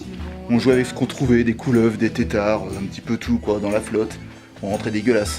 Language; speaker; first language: French; native; French